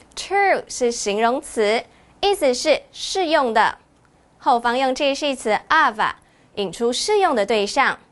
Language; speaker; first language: Chinese; native; Chinese